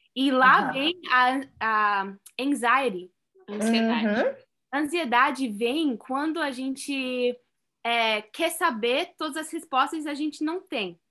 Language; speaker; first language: Portuguese; early bilingual, heritage; Portuguese